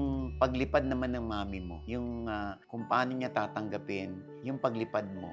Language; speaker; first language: Filipino; native; Filipino